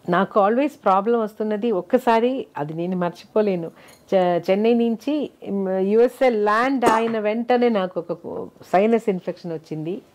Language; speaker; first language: Telugu; non-native, fluent; Malayalam